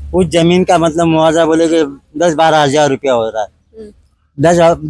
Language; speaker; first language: Hindi; non-native, local second language; Marathi